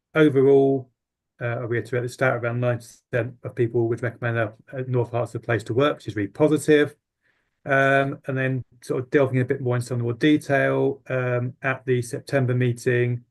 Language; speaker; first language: English; native; English